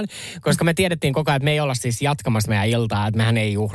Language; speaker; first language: Finnish; native; Finnish